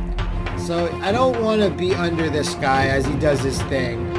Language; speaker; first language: English; native; English